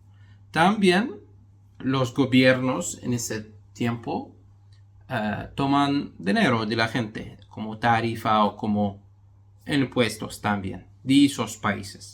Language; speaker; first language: Spanish; non-native, fluent; Arabic